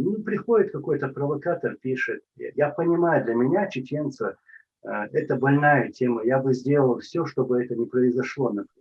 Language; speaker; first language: Russian; non-native, local second language; Chechen